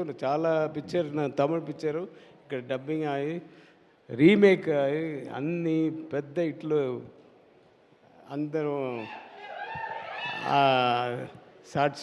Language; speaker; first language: Telugu; non-native, learner; Tamil